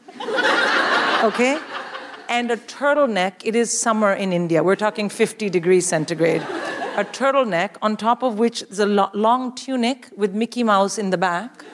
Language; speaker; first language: English; non-native, local second language; Hindi